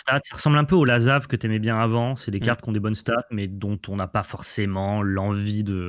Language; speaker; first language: French; native; French